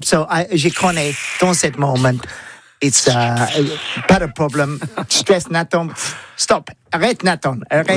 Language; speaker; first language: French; non-native, learner; English